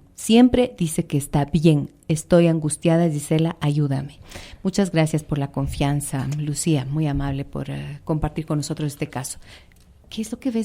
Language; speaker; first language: Spanish; native; Spanish